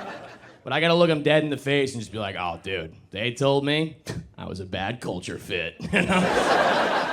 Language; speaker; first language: English; native; English